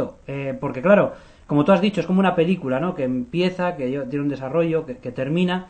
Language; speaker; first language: Spanish; native; Spanish